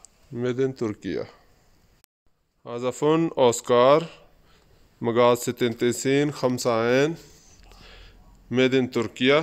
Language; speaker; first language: Arabic; non-native, learner; Urdu